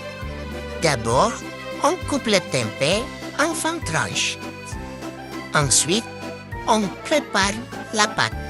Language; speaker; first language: French; non-native, learner; Indonesian